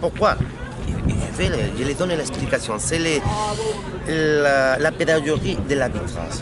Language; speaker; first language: French; non-native, learner; Spanish